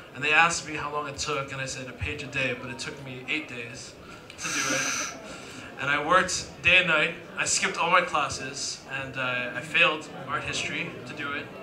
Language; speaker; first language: English; native; English